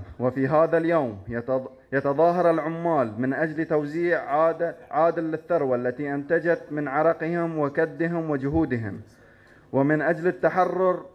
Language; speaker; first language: Arabic; native; Arabic